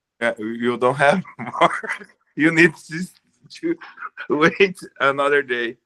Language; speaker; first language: English; non-native, learner; Portuguese